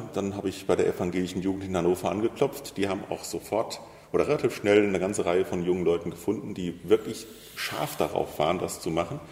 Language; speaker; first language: German; native; German